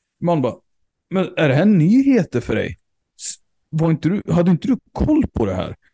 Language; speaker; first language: Swedish; native; Swedish